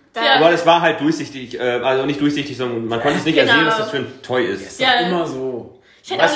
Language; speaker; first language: German; native; German